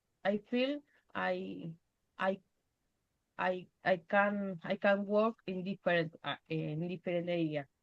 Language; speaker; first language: English; non-native, learner; Spanish